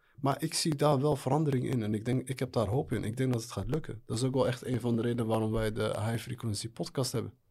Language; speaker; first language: Dutch; early bilingual, other home language; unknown